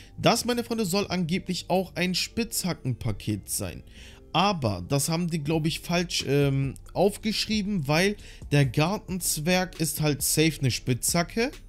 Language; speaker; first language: German; native; German